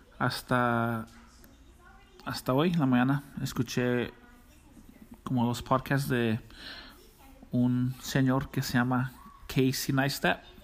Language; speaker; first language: Spanish; early bilingual, heritage; Spanish